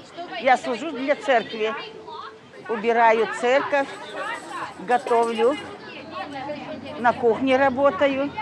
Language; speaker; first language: Russian; early bilingual, heritage; Russian